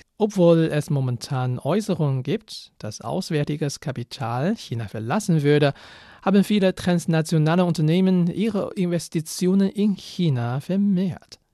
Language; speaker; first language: German; non-native, fluent; Chinese